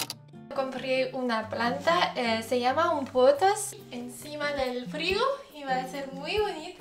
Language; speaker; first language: Spanish; early bilingual, heritage; French